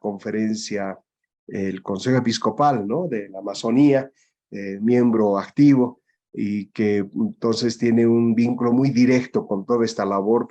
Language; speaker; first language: Spanish; native; Spanish